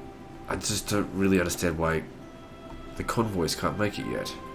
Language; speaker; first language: English; native; English